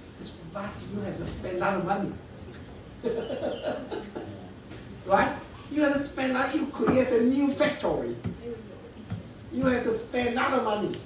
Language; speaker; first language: English; non-native, learner; Chinese